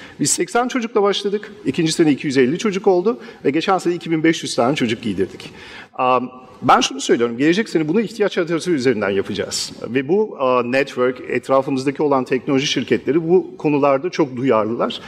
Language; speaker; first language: Turkish; non-native, fluent; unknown